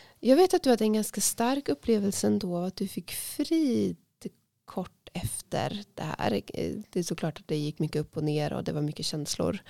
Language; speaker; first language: Swedish; native; Swedish